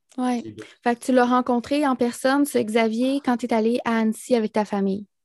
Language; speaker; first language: French; native; French